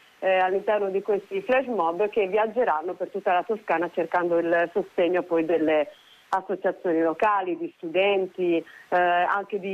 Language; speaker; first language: Italian; native; Italian